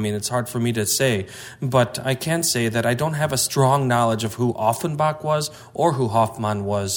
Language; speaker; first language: English; native; English